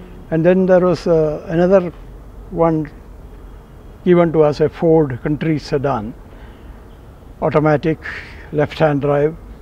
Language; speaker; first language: English; non-native, local second language; Malayalam